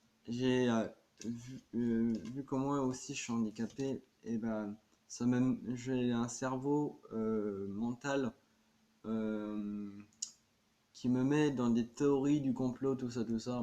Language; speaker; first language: French; native; French